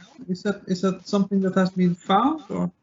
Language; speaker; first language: English; non-native, fluent; Dutch